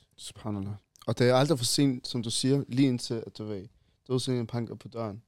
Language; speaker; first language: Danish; early bilingual, other home language; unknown